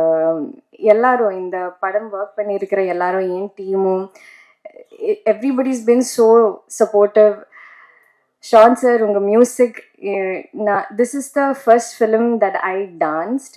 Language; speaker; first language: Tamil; non-native, learner; Malayalam